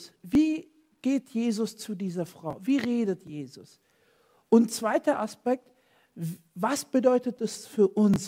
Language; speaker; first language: German; non-native, fluent; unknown